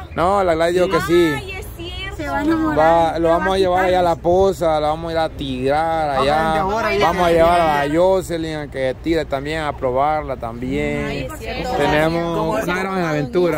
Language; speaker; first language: Spanish; native; Spanish